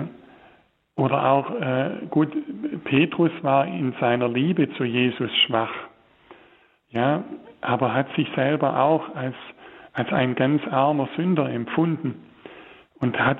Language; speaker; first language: German; native; German